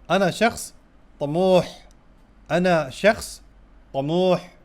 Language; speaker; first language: Arabic; non-native, fluent; Urdu